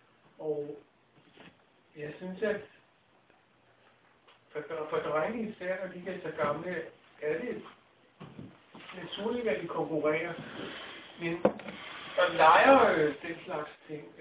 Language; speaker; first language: Danish; native; Danish